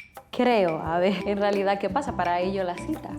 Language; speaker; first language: Spanish; native; Spanish